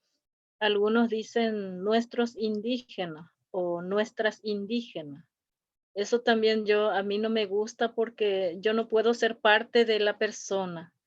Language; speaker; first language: Spanish; non-native, local second language; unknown